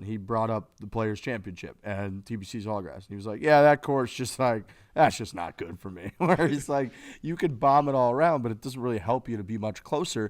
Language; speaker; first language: English; native; English